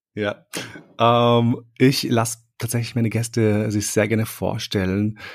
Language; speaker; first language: German; early bilingual, other home language; Albanian